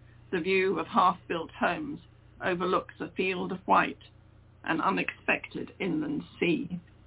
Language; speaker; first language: English; native; English